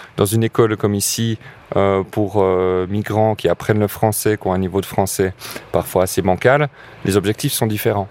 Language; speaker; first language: French; native; French